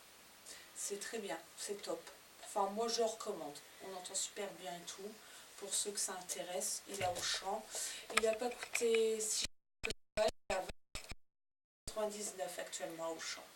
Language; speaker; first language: French; native; French